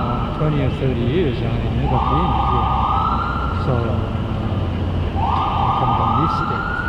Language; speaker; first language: English; non-native, fluent; Japanese